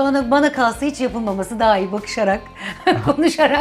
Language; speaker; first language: Turkish; native; Turkish